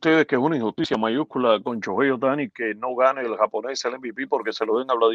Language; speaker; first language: Spanish; native; Spanish